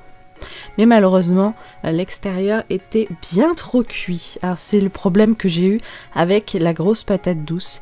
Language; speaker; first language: French; native; French